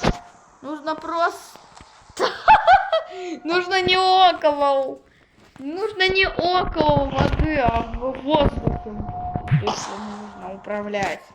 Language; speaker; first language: Russian; native; Russian